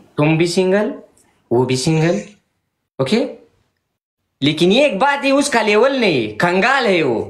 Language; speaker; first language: Hindi; non-native, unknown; Pashto